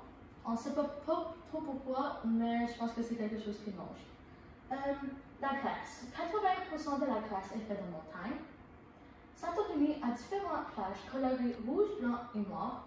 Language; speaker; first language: French; non-native, learner; English